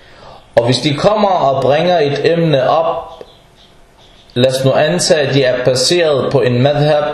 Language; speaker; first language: Danish; non-native, fluent; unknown